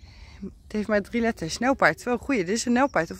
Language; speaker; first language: Dutch; native; Dutch